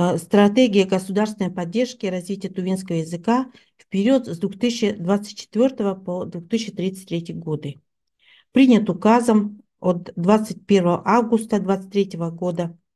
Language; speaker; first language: Russian; non-native, local second language; Tuvinian